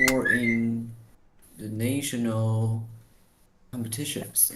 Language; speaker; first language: English; non-native, learner; Chinese